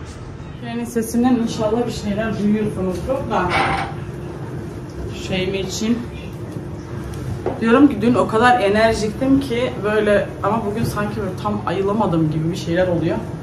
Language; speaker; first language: Turkish; native; Turkish